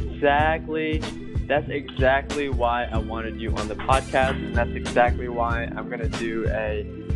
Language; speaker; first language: English; native; English